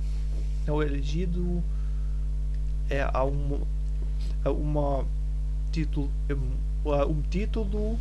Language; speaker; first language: Portuguese; non-native, learner; German